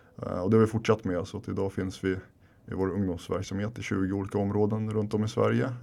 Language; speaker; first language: Swedish; early bilingual, other home language; Finnish